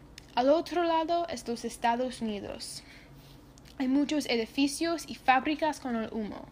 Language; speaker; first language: Spanish; non-native, learner; English